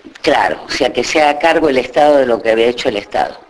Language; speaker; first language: Spanish; native; Spanish